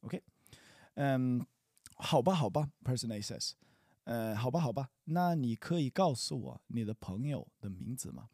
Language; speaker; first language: Chinese; non-native, learner; English